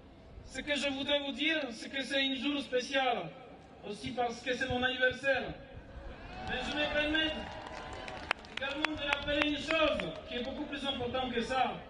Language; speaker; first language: French; non-native, learner; Polish